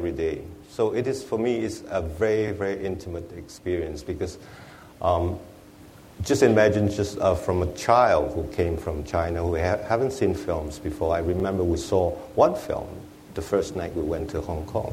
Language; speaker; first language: English; non-native, local second language; Wu Chinese